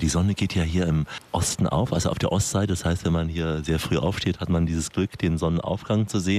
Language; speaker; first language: German; native; German